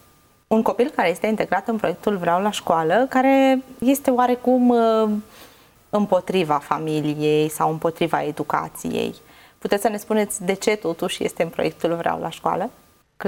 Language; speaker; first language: Romanian; native; Romanian